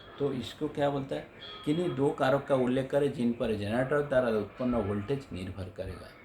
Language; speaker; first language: Hindi; non-native, local second language; Bangla